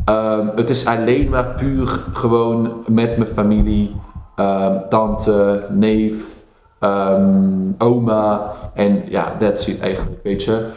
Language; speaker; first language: Dutch; early bilingual, heritage; Dutch